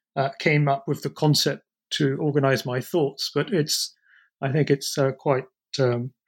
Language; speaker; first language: English; native; English